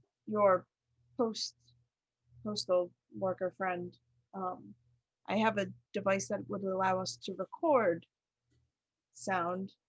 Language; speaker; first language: English; native; English